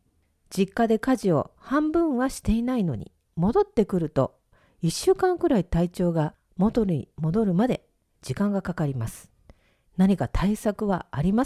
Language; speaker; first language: Japanese; native; Japanese